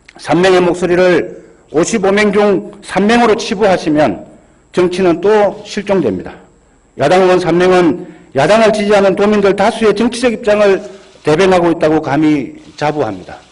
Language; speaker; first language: Korean; native; Korean